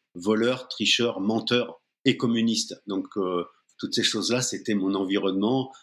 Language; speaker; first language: French; native; French